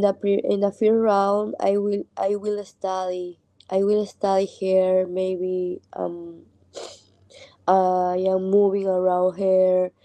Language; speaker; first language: English; non-native, learner; Spanish